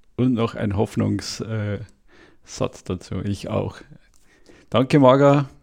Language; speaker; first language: German; native; German